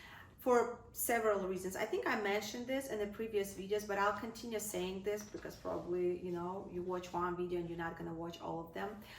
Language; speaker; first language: English; non-native, fluent; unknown